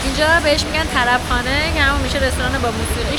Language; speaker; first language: Persian; native; Persian